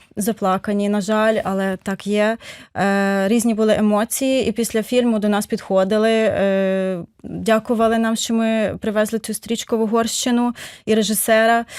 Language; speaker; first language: Ukrainian; native; Ukrainian